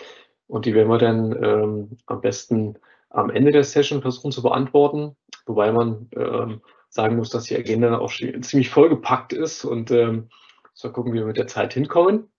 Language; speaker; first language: German; native; German